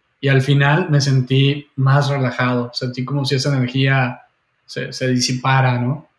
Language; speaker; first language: Spanish; native; Spanish